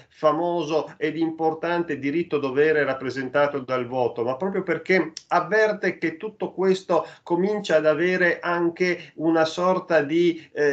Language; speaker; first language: Italian; native; Italian